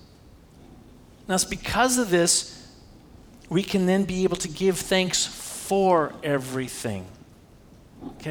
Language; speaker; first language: English; native; English